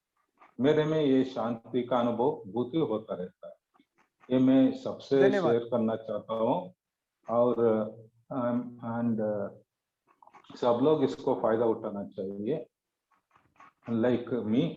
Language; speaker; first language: Hindi; non-native, local second language; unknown